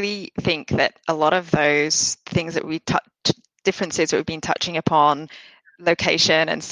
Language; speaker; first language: English; native; English